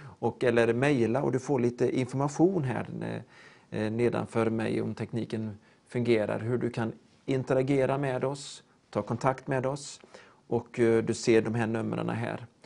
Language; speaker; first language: Swedish; native; Swedish